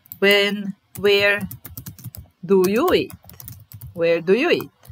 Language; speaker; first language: English; non-native, fluent; Serbian